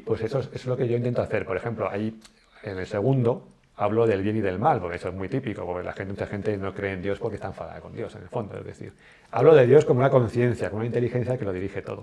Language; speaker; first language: Spanish; native; Spanish